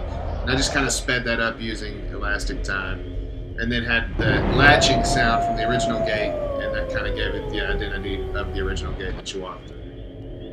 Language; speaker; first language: English; native; English